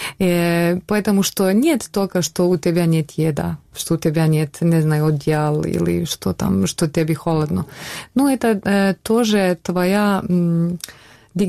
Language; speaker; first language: Russian; non-native, learner; Bosnian